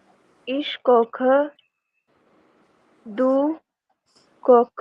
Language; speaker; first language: German; non-native, learner; Hindi